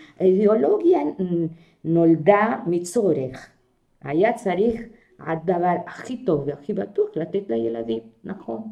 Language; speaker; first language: Hebrew; non-native, fluent; Spanish